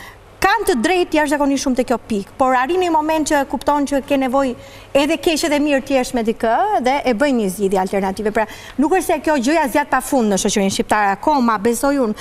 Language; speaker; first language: Albanian; native; Albanian